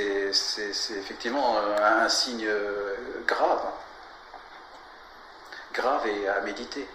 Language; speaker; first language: French; native; French